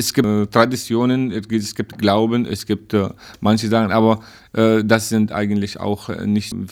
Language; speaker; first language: German; non-native, learner; Arabic